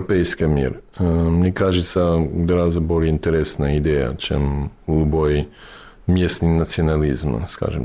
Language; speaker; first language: Russian; non-native, fluent; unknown